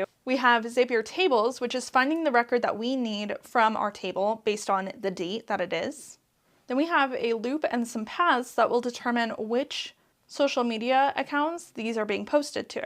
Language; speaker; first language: English; native; English